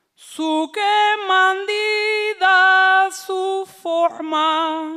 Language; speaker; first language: Spanish; non-native, local second language; Basque